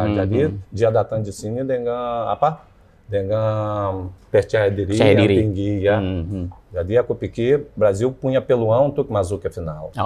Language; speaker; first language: Indonesian; non-native, fluent; Portuguese